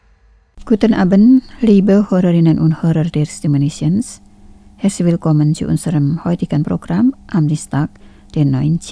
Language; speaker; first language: German; non-native, fluent; Indonesian